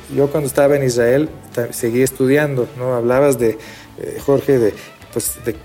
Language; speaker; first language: Spanish; early bilingual, other home language; Hebrew